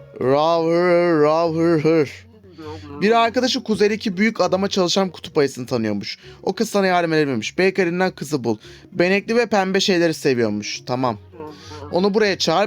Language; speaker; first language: Turkish; native; Turkish